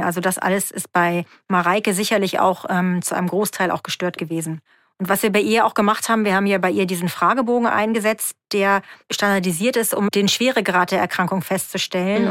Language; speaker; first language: German; native; German